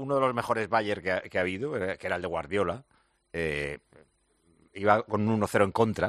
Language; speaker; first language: Spanish; native; Spanish